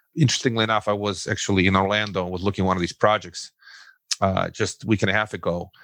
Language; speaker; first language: English; non-native, fluent; Russian